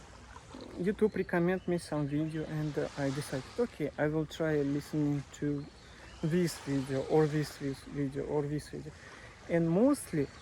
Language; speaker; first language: English; non-native, learner; Russian